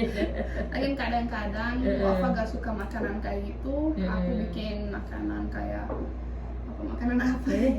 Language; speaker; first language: Indonesian; early bilingual, heritage; Arabic